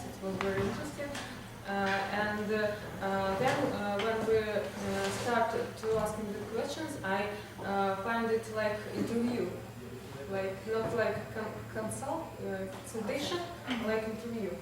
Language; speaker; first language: English; non-native, learner; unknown